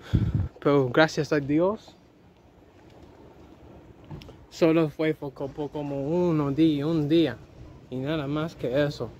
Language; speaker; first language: Spanish; non-native, learner; English